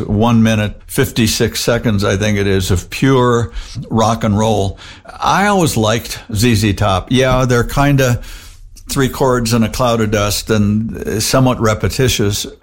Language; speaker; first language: English; native; English